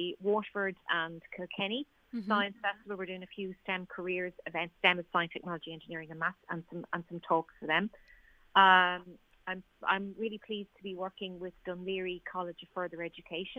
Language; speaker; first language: English; native; English